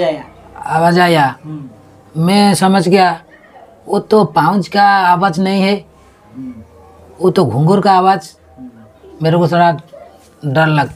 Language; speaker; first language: Hindi; non-native, local second language; Odia